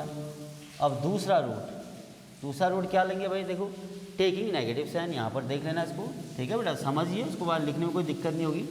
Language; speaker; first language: Hindi; native; Hindi